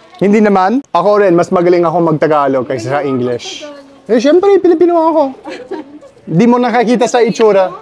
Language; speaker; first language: Filipino; non-native, fluent; English